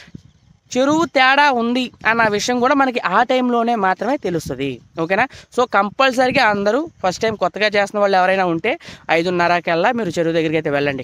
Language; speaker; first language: Telugu; native; Telugu